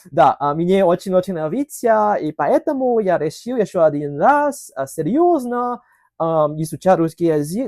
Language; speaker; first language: Russian; non-native, learner; Cantonese